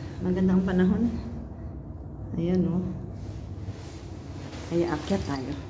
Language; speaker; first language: Filipino; native; Filipino